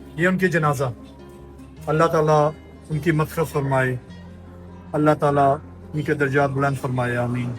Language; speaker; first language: Urdu; native; Urdu